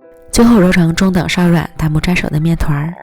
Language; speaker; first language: Chinese; native; Chinese